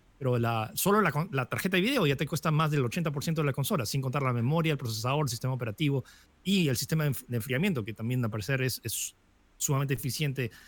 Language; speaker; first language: Spanish; early bilingual, other home language; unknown